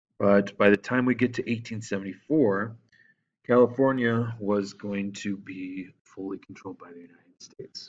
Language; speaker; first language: English; native; English